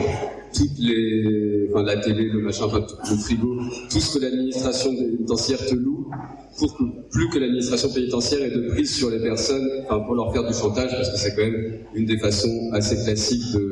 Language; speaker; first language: French; native; French